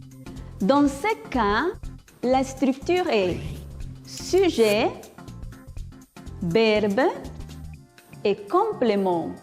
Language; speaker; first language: French; non-native, fluent; Spanish